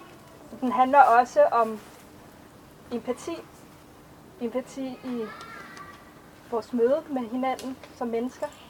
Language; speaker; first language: Danish; native; Danish